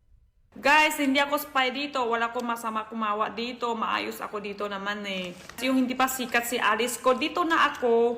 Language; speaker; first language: Filipino; non-native, learner; Chinese